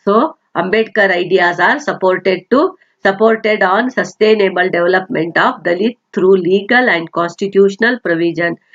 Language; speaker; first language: English; non-native, local second language; Kannada